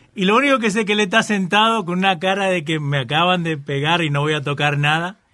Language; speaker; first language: Spanish; native; Spanish